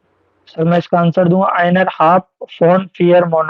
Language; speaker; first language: German; non-native, learner; Hindi